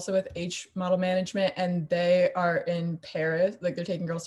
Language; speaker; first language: English; native; English